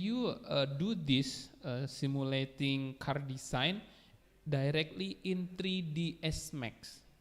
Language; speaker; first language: English; non-native, learner; Indonesian